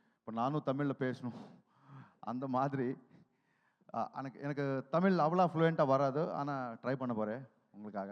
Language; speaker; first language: Tamil; non-native, learner; Telugu